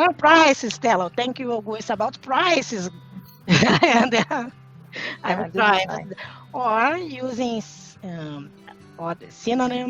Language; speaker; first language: English; non-native, learner; Portuguese